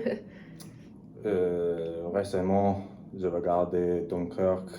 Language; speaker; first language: French; non-native, learner; English